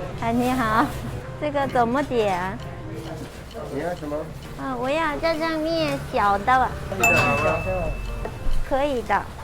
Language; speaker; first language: Chinese; non-native, learner; Korean